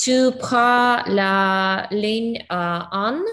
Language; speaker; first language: French; non-native, learner; English